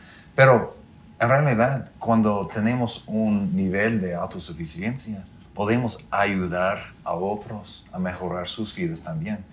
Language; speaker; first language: Spanish; non-native, fluent; English